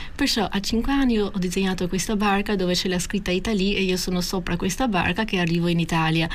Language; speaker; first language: Italian; non-native, fluent; Albanian